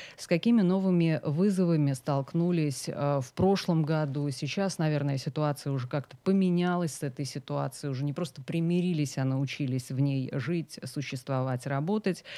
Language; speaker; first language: Russian; native; Russian